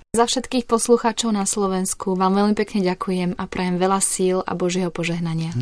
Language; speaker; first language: Slovak; native; Slovak